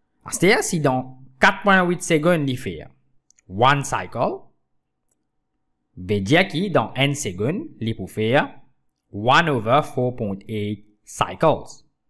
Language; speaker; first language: French; non-native, local second language; Morisyen